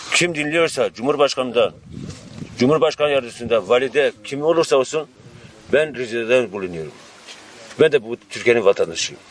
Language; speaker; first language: Turkish; native; Turkish